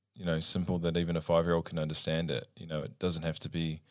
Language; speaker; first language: English; native; English